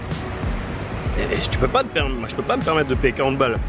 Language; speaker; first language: French; native; French